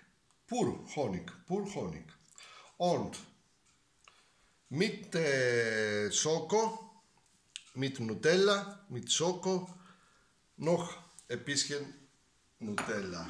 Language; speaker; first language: German; non-native, learner; Greek